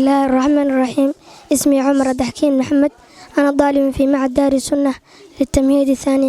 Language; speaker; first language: Arabic; non-native, learner; Somali